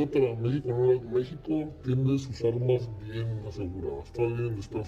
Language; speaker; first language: Spanish; native; Spanish